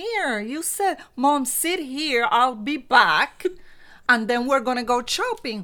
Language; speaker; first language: English; non-native, fluent; Spanish